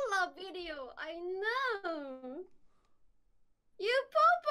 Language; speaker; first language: English; non-native, learner; Korean